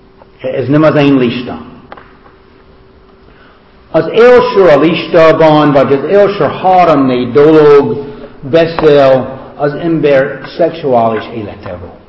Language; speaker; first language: Hungarian; non-native, fluent; English